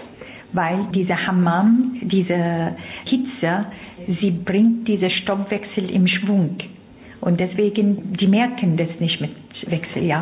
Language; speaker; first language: German; non-native, fluent; Arabic